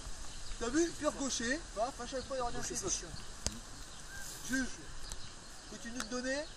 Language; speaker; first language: French; native; French